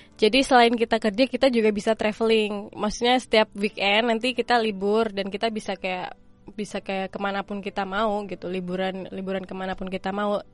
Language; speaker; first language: Indonesian; native; Indonesian